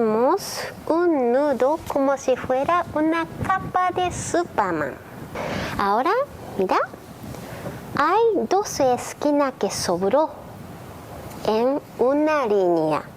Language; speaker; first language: Spanish; non-native, learner; Japanese